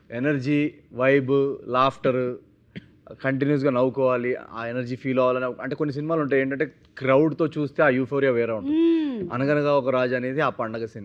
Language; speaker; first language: Telugu; native; Telugu